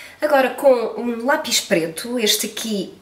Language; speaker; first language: Portuguese; native; Portuguese